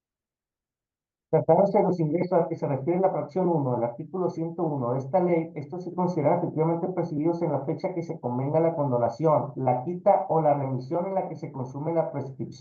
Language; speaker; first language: Spanish; native; Spanish